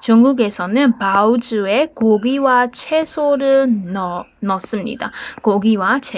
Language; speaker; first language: Korean; non-native, learner; Burmese